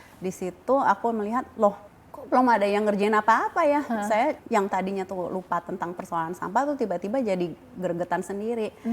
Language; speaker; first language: Indonesian; early bilingual, heritage; Indonesian